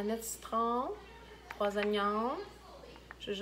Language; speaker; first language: French; native; French